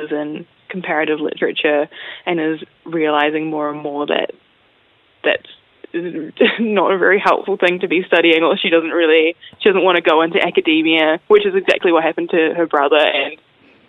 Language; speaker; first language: English; native; English